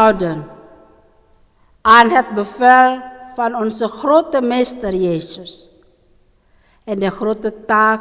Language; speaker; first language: Dutch; non-native, learner; Indonesian